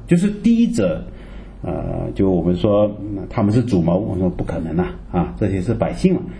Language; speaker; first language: Chinese; native; Chinese